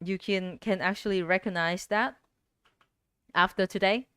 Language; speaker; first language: English; non-native, fluent; Vietnamese